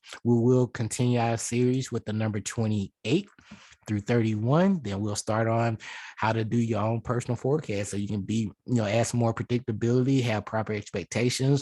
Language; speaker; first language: English; native; English